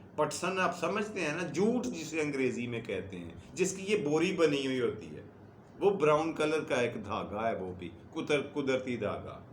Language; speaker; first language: Urdu; native; Urdu